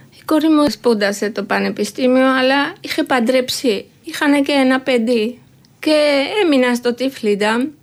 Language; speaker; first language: Greek; non-native, learner; Georgian